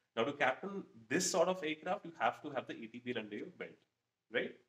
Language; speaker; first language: English; non-native, local second language; Hindi